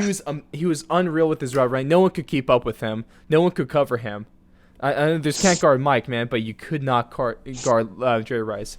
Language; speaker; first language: English; native; English